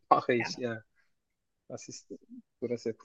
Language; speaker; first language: German; non-native, learner; Turkish